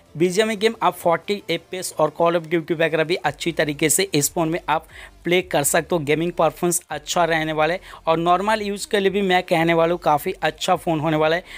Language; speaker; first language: Hindi; native; Hindi